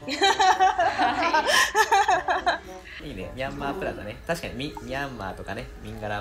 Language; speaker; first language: Japanese; native; Japanese